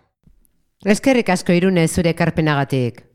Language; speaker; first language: Basque; native; Basque